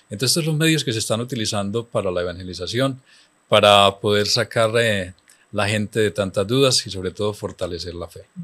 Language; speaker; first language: Spanish; native; Spanish